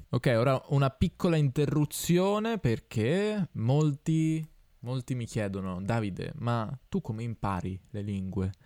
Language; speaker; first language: Italian; native; Italian